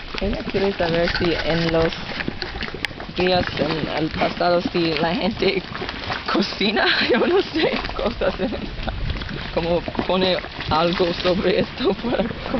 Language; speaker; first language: Spanish; non-native, learner; English